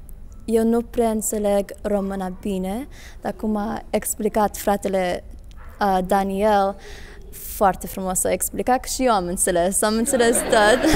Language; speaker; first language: Romanian; non-native, learner; English